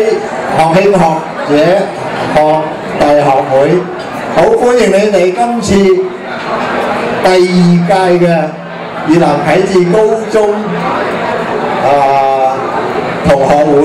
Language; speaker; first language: Chinese; early bilingual, heritage; Cantonese